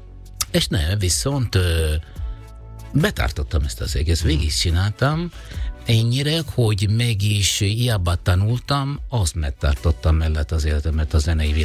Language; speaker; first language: Hungarian; non-native, learner; Italian